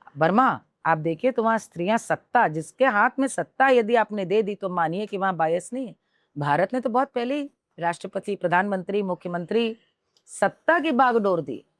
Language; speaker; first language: Hindi; native; Hindi